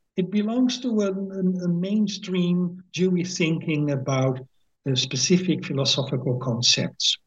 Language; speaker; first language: English; non-native, fluent; Dutch